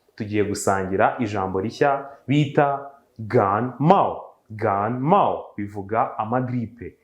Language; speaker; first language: Kinyarwanda; native; Kinyarwanda